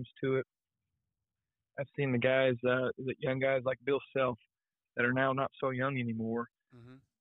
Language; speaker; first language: English; native; English